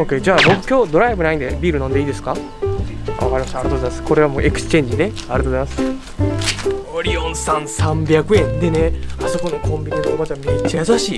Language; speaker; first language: Japanese; native; Japanese